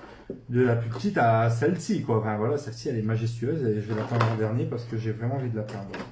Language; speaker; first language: French; native; French